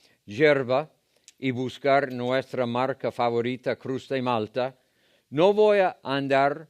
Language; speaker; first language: Spanish; non-native, fluent; English